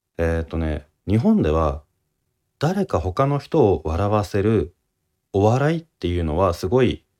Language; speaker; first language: Japanese; native; Japanese